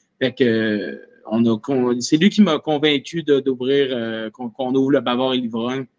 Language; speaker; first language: French; native; French